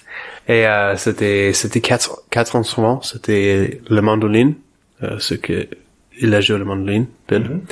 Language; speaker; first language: French; non-native, learner; English